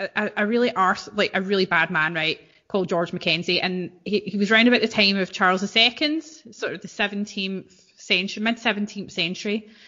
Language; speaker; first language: English; native; English